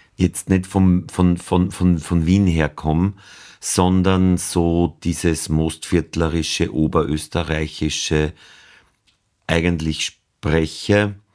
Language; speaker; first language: German; native; German